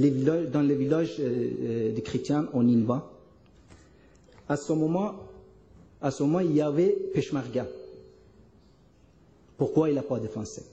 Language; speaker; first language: French; non-native, learner; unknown